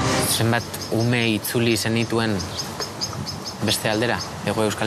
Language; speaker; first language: Basque; native; Basque